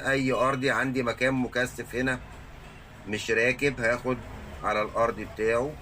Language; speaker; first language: Arabic; native; Arabic